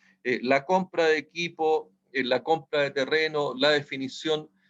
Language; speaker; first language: Spanish; native; Spanish